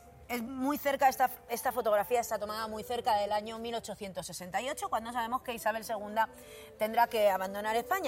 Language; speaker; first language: Spanish; native; Spanish